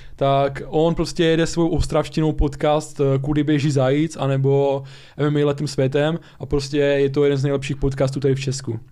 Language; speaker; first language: Czech; early bilingual, other home language; Slovak